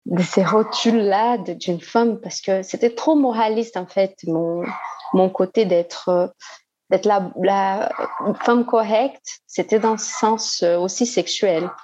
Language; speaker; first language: French; non-native, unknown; Portuguese